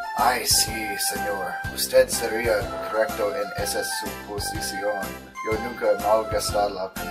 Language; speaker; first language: Spanish; non-native, learner; English